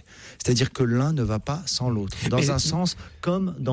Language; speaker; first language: French; native; French